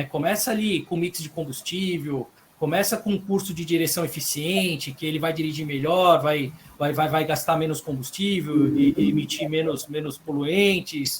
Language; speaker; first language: Portuguese; native; Portuguese